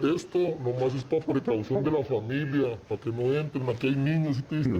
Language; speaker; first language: Spanish; native; Spanish